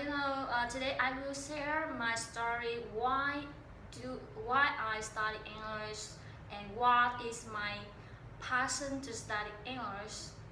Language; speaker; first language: English; non-native, learner; Vietnamese